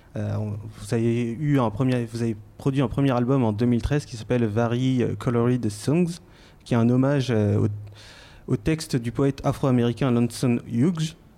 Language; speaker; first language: French; native; French